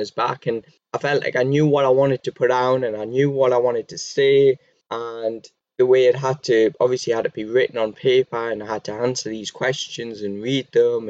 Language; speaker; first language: English; native; English